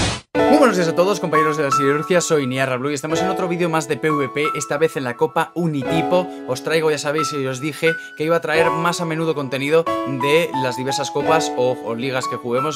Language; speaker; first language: Spanish; native; Spanish